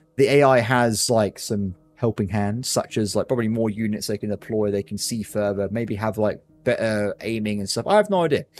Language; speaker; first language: English; native; English